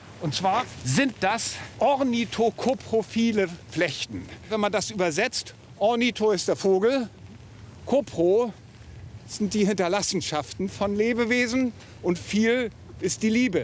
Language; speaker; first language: German; native; German